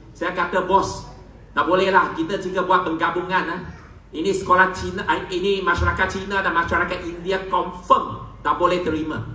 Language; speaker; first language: Malay; non-native, local second language; Chinese